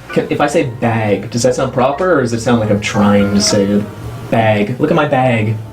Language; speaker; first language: English; native; English